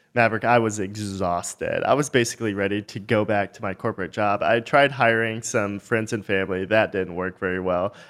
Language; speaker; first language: English; native; English